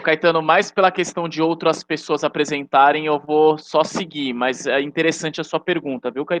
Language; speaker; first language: Portuguese; native; Portuguese